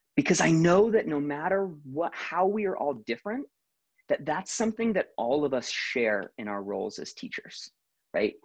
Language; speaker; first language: English; native; English